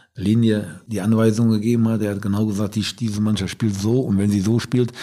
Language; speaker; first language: German; native; German